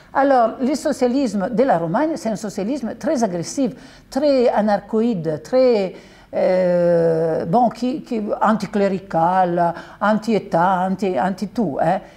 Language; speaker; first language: French; non-native, fluent; Italian